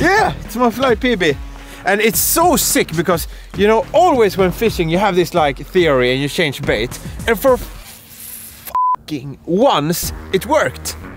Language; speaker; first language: English; non-native, fluent; Swedish